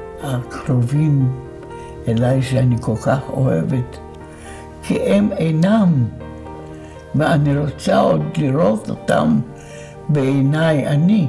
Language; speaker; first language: Hebrew; non-native, fluent; Polish